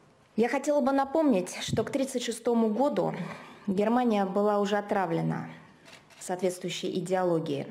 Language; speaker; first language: Russian; native; Russian